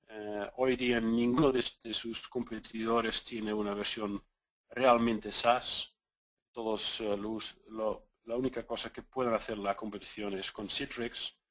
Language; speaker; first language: Spanish; non-native, fluent; Dutch